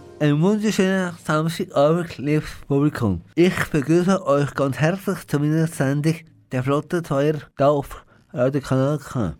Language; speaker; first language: German; native; German